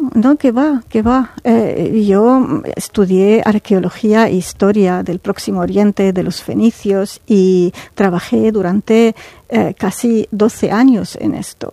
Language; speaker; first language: Spanish; non-native, fluent; Arabic